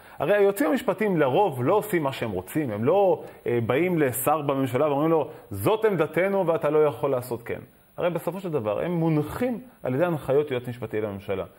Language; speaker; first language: Hebrew; native; Hebrew